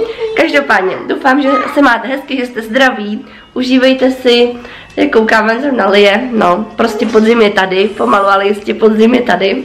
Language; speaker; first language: Czech; native; Czech